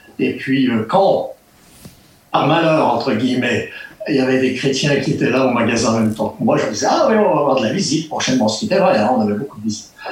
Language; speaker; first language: French; native; French